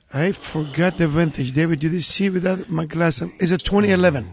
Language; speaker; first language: English; non-native, fluent; Italian